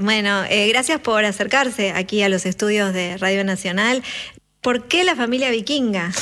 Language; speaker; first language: Spanish; native; Spanish